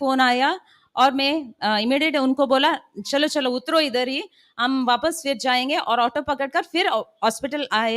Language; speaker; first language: Hindi; non-native, local second language; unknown